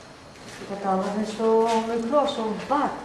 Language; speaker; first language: Greek; non-native, learner; Bulgarian